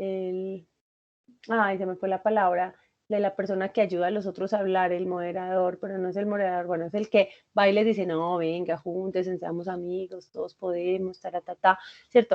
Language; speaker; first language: Spanish; native; Spanish